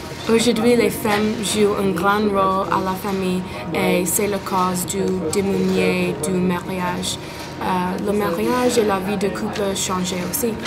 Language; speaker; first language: French; non-native, learner; English